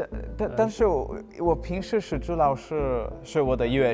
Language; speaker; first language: Chinese; non-native, learner; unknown